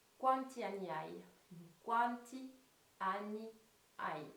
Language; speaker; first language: Italian; non-native, fluent; French